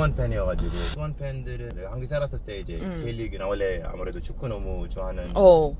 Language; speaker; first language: Korean; non-native, fluent; Arabic